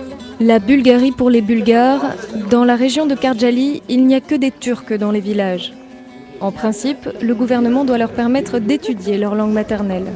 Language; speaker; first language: French; native; French